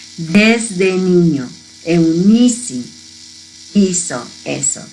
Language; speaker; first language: Spanish; early bilingual, heritage; Spanish